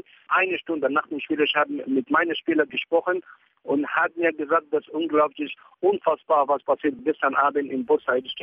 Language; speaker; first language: German; non-native, fluent; Arabic